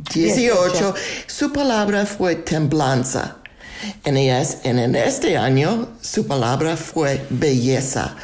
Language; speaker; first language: Spanish; non-native, fluent; English